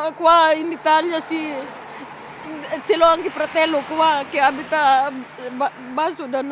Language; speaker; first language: Italian; non-native, learner; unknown